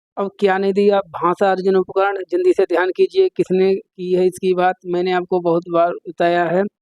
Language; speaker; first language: Hindi; native; Hindi